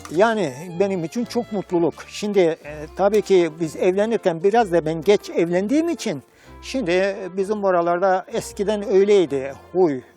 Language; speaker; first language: Turkish; native; Turkish